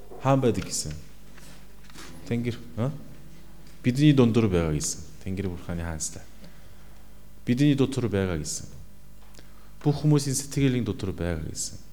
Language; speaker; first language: Mongolian; non-native, fluent; Korean